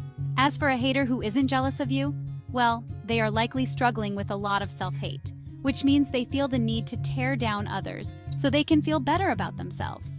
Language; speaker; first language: English; native; English